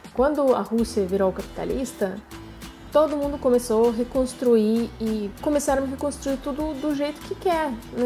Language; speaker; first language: Portuguese; non-native, fluent; Russian